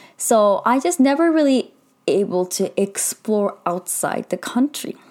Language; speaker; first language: English; native; English